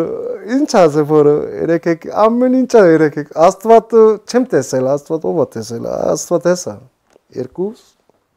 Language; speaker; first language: Armenian; non-native, learner; Hindi